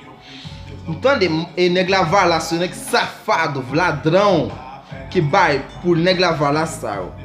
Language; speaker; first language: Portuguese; non-native, learner; Haitian Creole